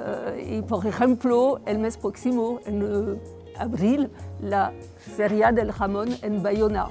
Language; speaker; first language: Spanish; non-native, fluent; French